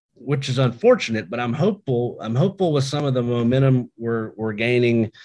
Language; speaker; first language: English; native; English